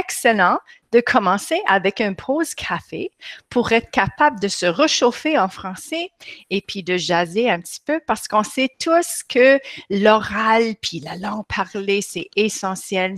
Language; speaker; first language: French; non-native, local second language; English